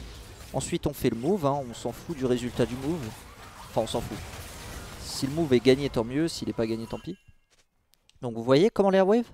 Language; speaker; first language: French; native; French